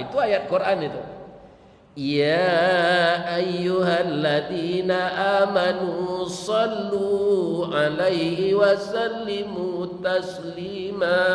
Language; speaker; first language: Malay; non-native, local second language; Minangkabau